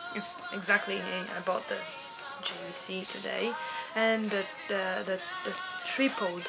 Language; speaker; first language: English; non-native, fluent; Italian